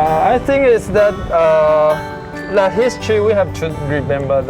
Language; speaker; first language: English; non-native, learner; Chinese